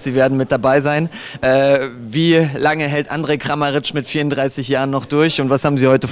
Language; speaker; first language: German; native; German